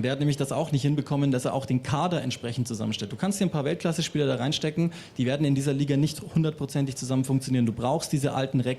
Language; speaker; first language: German; native; German